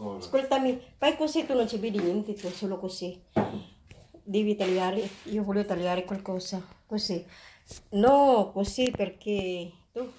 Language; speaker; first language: Italian; non-native, learner; Filipino